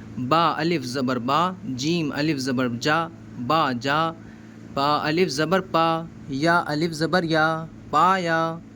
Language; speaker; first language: Urdu; native; Urdu